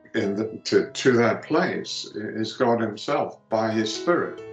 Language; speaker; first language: English; early bilingual, other home language; Greek